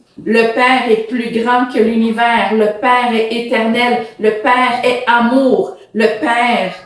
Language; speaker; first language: French; native; French